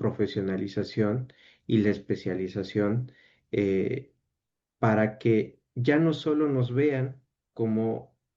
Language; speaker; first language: Spanish; native; Spanish